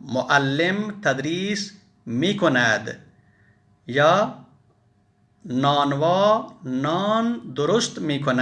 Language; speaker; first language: Persian; non-native, fluent; Urdu